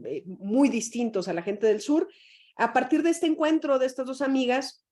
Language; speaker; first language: Spanish; native; Spanish